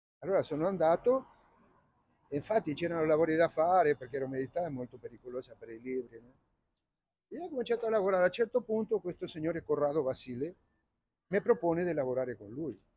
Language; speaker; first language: Italian; non-native, fluent; Spanish